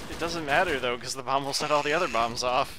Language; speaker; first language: English; native; English